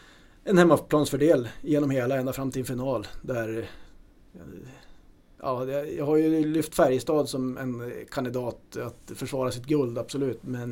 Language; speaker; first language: Swedish; native; Swedish